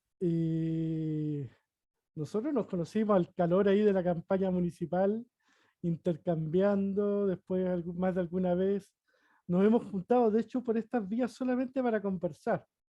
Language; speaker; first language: Spanish; native; Spanish